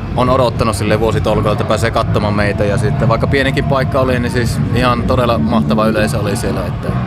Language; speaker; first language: Finnish; native; Finnish